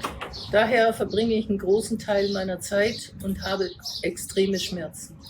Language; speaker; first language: German; native; German